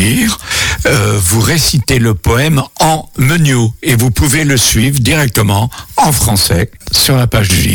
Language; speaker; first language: French; native; French